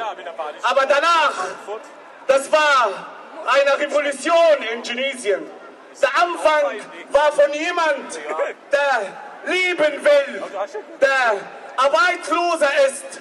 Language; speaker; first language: German; non-native, learner; Arabic